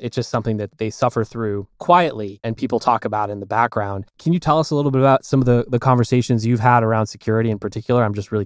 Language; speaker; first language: English; native; English